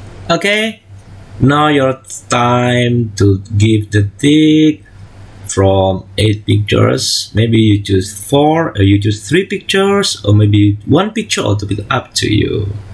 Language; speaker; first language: English; non-native, learner; Indonesian